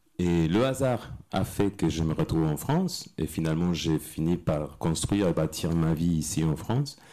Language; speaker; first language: French; non-native, fluent; Spanish